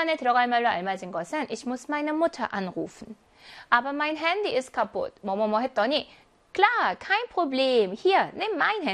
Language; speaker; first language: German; non-native, fluent; Korean